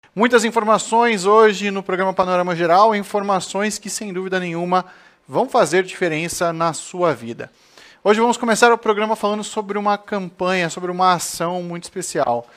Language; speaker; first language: Portuguese; native; Portuguese